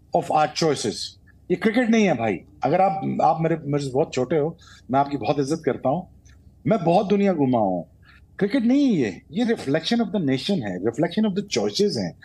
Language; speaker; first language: Urdu; non-native, local second language; Punjabi